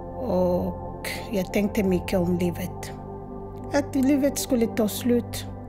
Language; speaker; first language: Swedish; non-native, fluent; Lingala